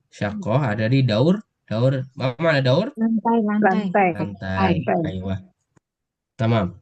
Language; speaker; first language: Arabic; non-native, fluent; Indonesian